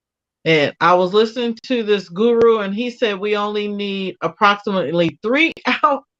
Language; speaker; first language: English; native; English